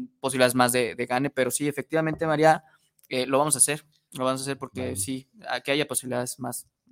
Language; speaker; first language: Spanish; native; Spanish